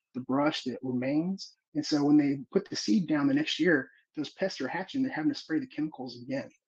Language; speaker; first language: English; native; English